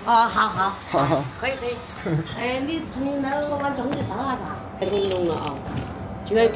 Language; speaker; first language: Chinese; native; Chinese